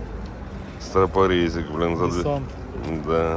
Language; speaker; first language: Russian; native; Russian